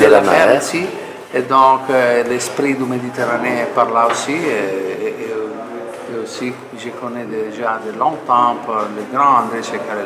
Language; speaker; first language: French; non-native, fluent; Italian